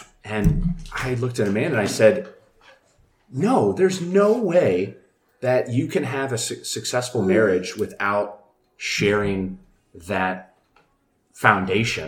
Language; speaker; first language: English; native; English